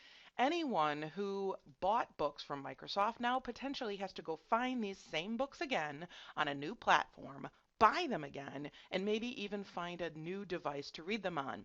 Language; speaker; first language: English; native; English